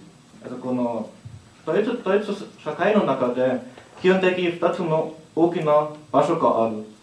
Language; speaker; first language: Japanese; non-native, learner; German